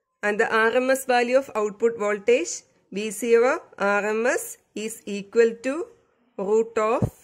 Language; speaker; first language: English; non-native, local second language; Malayalam